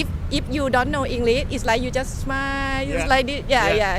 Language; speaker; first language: English; non-native, learner; Thai